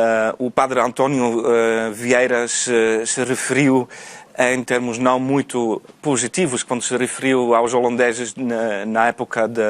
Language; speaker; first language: Portuguese; non-native, fluent; Dutch